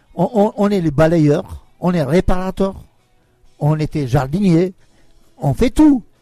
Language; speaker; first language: French; non-native, fluent; Albanian